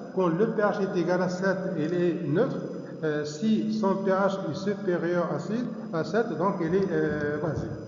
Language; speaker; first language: French; non-native, local second language; Arabic